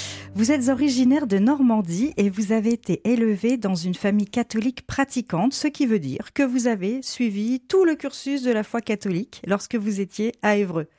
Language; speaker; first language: French; native; French